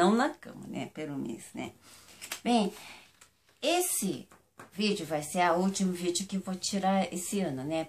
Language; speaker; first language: Portuguese; non-native, fluent; Japanese